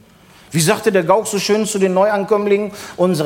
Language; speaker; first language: German; native; German